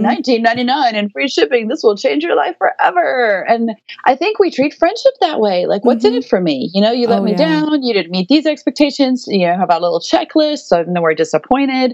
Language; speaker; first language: English; native; English